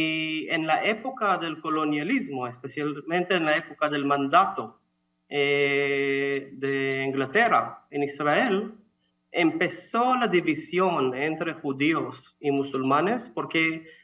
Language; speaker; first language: Spanish; non-native, fluent; Hebrew